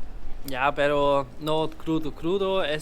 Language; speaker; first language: Spanish; non-native, learner; German